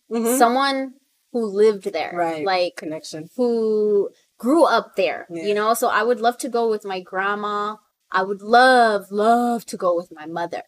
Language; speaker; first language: English; early bilingual, other home language; Spanish